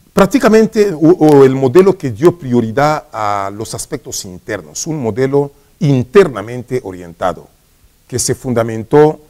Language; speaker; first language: Spanish; non-native, fluent; Swahili